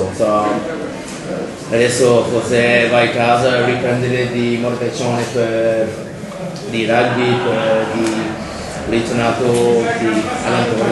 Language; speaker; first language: Italian; non-native, learner; English